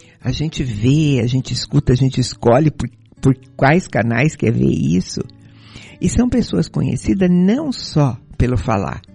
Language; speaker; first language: Portuguese; native; Portuguese